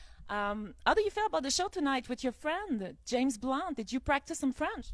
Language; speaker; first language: English; non-native, fluent; French